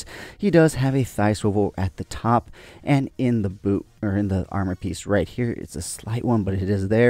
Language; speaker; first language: English; native; English